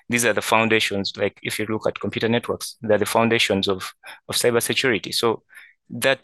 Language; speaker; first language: English; non-native, local second language; Ganda